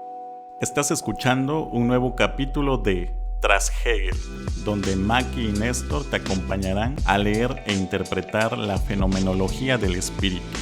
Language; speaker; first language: Spanish; native; Spanish